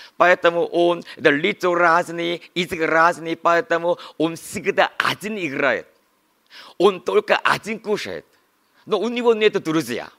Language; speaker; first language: Russian; non-native, learner; Korean